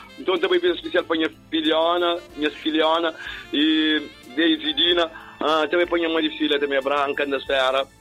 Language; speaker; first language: Portuguese; non-native, local second language; Kabuverdianu